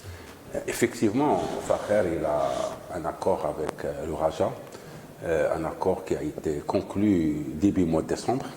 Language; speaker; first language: French; non-native, local second language; Arabic